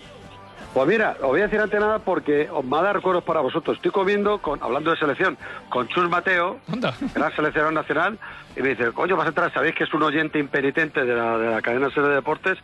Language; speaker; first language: Spanish; native; Spanish